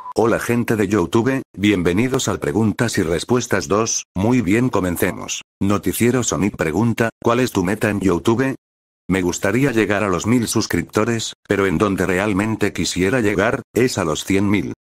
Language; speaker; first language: Spanish; native; Spanish